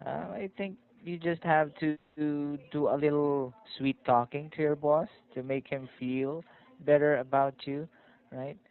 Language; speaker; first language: English; non-native, fluent; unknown